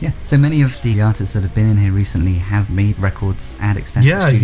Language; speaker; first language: English; native; English